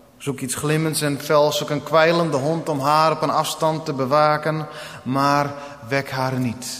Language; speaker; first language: Dutch; non-native, local second language; Western Frisian